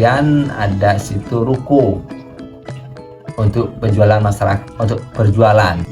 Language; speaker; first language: Indonesian; non-native, local second language; Javanese